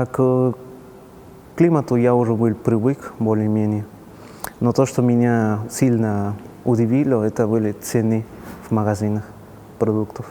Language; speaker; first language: Russian; non-native, fluent; Spanish